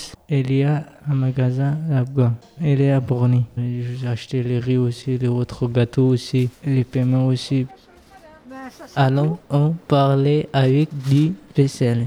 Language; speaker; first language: French; non-native, learner; Pashto